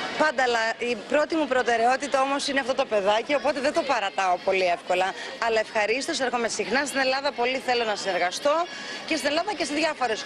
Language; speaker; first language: Greek; native; Greek